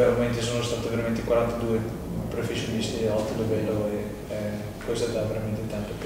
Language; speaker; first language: Italian; non-native, fluent; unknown